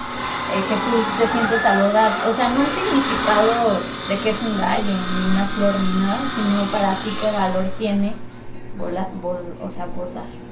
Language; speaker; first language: Spanish; native; Spanish